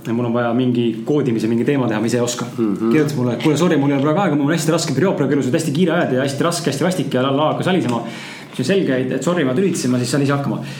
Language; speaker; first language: Estonian; native; Estonian